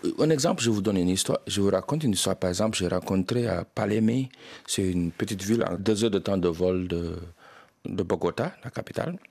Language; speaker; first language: French; non-native, local second language; Wolof